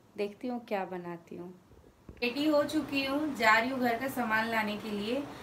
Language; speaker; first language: Hindi; non-native, local second language; Bangla